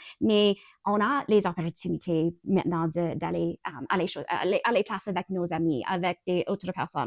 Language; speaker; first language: French; non-native, learner; English